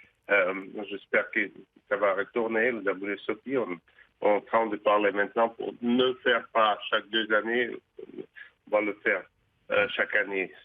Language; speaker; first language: French; non-native, fluent; Russian